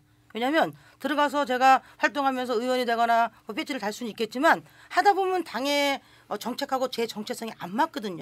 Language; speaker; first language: Korean; native; Korean